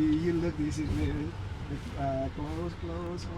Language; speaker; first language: English; non-native, learner; Indonesian